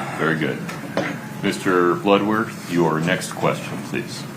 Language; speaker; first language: English; native; English